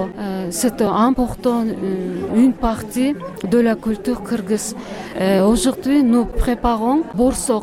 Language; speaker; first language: French; non-native, learner; Kyrgyz